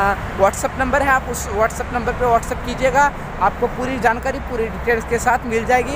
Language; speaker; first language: Hindi; native; Hindi